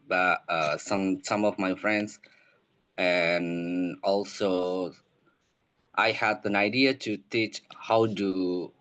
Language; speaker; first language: English; non-native, learner; Indonesian